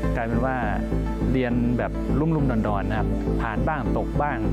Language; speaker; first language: Thai; native; Thai